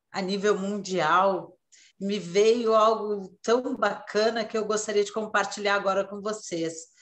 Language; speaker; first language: Portuguese; native; Portuguese